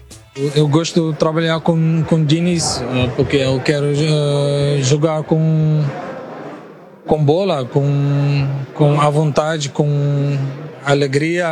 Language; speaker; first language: Portuguese; non-native, learner; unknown